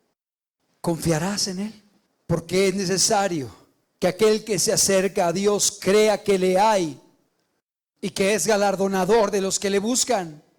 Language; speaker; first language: Spanish; native; Spanish